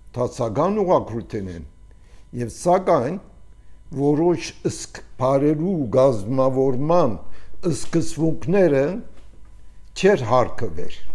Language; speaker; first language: Armenian; early bilingual, heritage; Armenian